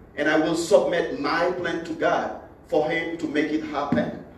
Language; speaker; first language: English; non-native, fluent; Haitian Creole